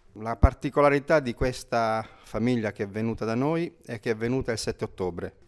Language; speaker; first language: Italian; native; Italian